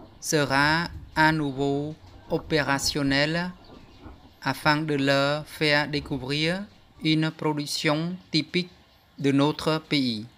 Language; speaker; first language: French; non-native, fluent; Khmer